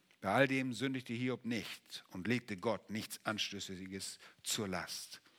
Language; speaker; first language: German; native; German